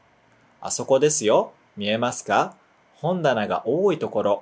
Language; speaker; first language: Japanese; non-native, fluent; Portuguese